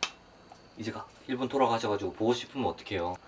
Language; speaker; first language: Korean; native; Korean